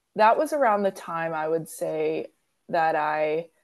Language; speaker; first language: English; native; English